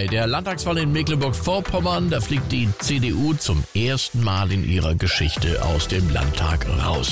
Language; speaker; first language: German; native; German